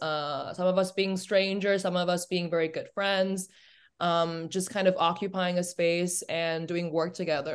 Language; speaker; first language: English; native; English